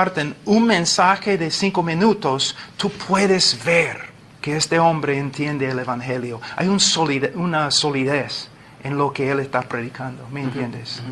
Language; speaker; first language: Spanish; non-native, fluent; English